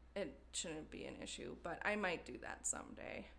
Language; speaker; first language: English; native; English